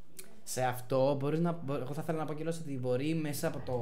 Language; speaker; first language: Greek; native; Greek